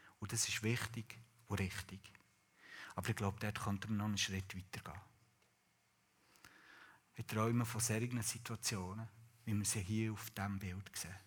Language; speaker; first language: German; native; German